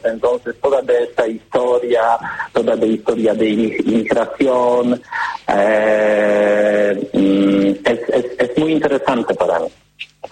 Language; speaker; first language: Spanish; non-native, learner; Polish